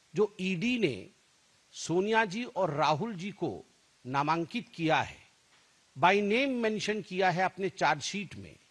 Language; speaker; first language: Hindi; non-native, local second language; Odia